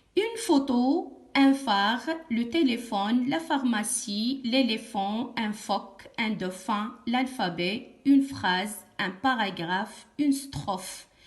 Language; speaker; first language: French; non-native, local second language; Arabic